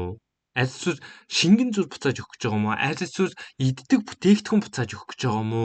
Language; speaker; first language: Mongolian; native; Mongolian